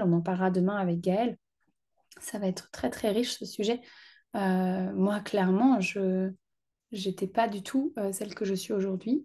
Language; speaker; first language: French; native; French